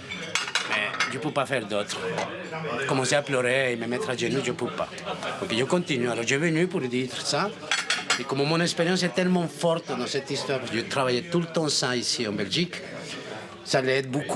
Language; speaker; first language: French; non-native, fluent; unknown